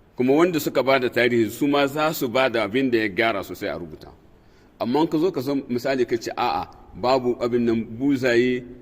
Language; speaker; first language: Hausa; non-native, local second language; Tamasheq